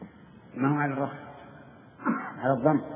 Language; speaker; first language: Arabic; native; Arabic